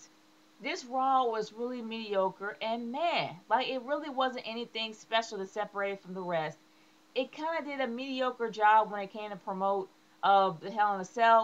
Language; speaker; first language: English; native; English